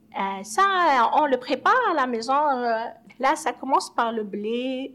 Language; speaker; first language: French; non-native, local second language; Arabic